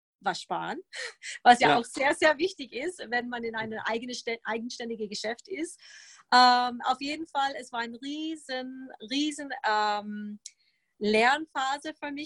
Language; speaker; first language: German; non-native, fluent; English